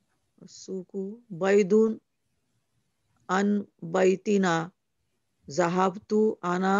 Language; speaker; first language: Arabic; non-native, learner; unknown